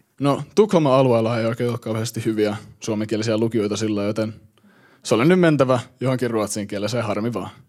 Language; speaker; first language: Finnish; early bilingual, heritage; Finnish